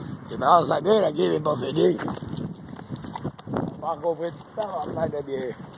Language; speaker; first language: French; native; French